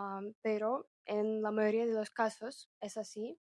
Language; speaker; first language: Spanish; non-native, fluent; Russian